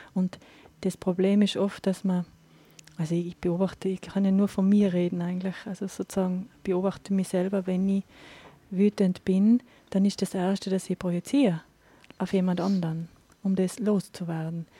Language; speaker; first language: German; native; German